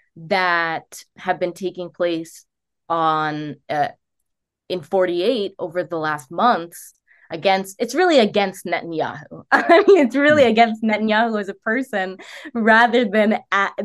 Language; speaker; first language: English; native; English